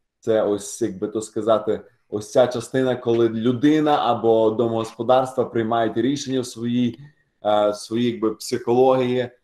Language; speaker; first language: Ukrainian; native; Ukrainian